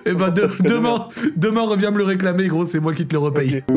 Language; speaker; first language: French; native; French